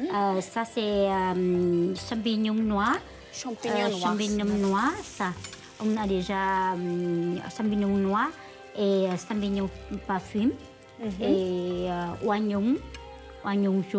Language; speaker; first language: French; non-native, learner; Vietnamese